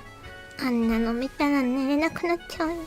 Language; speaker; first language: Japanese; native; Japanese